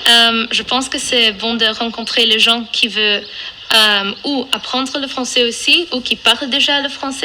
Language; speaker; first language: French; non-native, fluent; Dutch